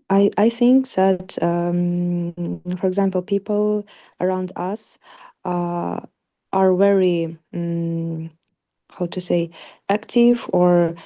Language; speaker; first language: English; non-native, learner; Russian